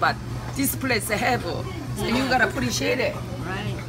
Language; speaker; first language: English; non-native, learner; Korean